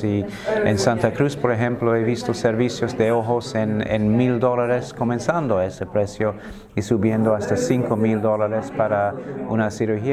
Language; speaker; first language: Spanish; non-native, fluent; English